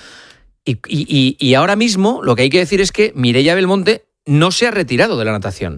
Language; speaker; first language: Spanish; native; Spanish